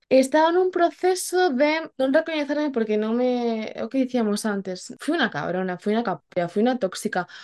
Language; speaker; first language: Galician; native; Galician